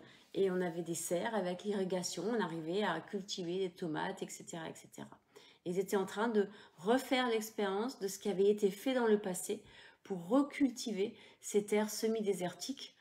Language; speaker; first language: French; native; French